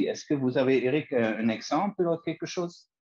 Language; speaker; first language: French; non-native, fluent; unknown